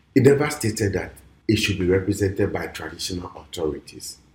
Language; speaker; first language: English; non-native, local second language; Ewe